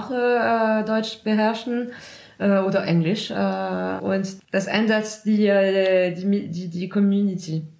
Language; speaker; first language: German; non-native, fluent; French